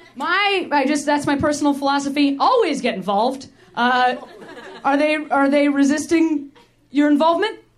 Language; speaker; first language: English; native; English